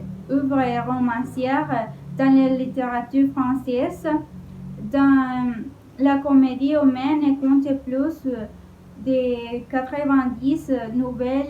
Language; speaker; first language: French; non-native, learner; Spanish